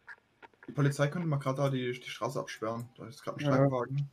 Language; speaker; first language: German; native; German